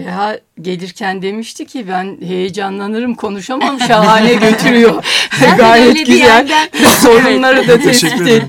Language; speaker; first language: Turkish; native; Turkish